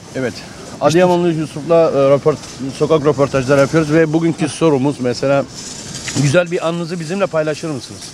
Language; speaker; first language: Turkish; native; Turkish